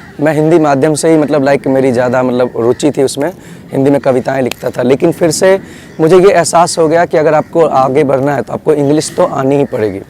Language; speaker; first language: Hindi; native; Hindi